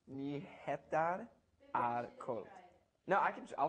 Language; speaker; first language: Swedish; non-native, learner; English